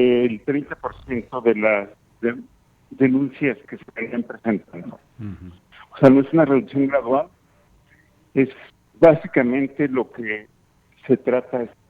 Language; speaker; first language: Spanish; native; Spanish